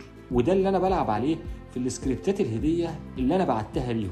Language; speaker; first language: Arabic; native; Arabic